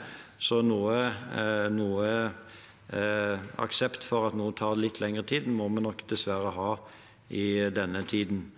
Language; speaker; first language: Norwegian; native; Norwegian